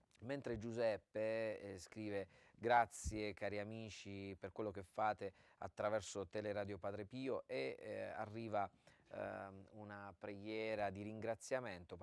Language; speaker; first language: Italian; native; Italian